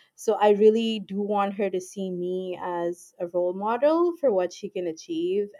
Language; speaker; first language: English; non-native, local second language; Urdu